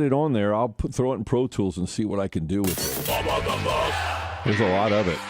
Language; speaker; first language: English; native; English